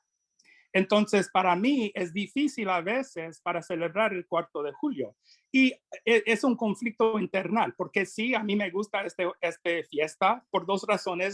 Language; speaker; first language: Spanish; non-native, fluent; English